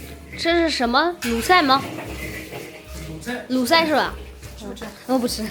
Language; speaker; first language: Chinese; non-native, learner; Hindi